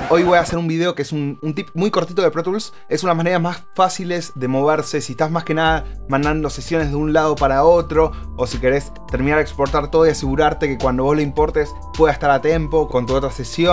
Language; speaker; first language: Spanish; native; Spanish